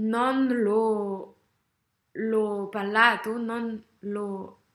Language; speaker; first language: Italian; non-native, learner; French